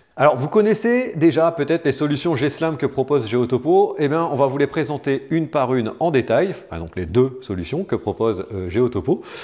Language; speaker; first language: French; native; French